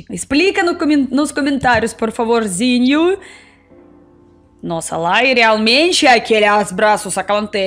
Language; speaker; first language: Portuguese; non-native, learner; Russian